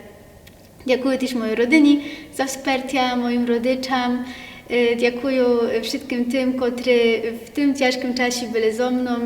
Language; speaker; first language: Polish; non-native, local second language; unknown